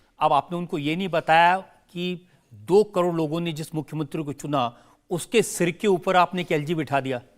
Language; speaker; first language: Hindi; native; Hindi